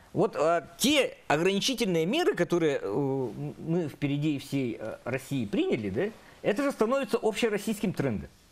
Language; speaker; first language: Russian; non-native, local second language; Yakut